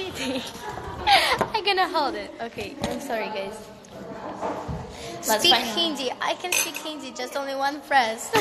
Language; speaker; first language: English; non-native, learner; Russian